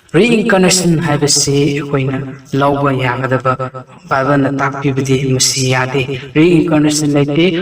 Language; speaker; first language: Manipuri; non-native, local second language; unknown